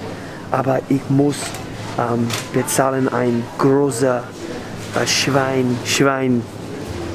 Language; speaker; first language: German; non-native, learner; English